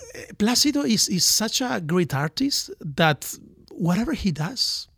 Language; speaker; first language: English; non-native, fluent; Spanish